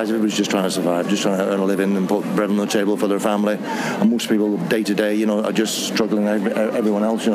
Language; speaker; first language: English; native; English